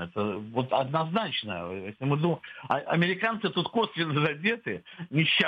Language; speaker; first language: Russian; native; Russian